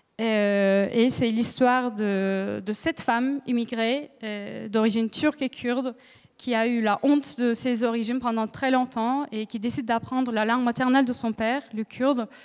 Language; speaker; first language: French; non-native, fluent; Turkish